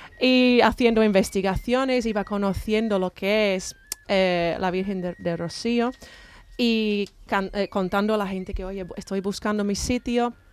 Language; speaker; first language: Spanish; non-native, fluent; English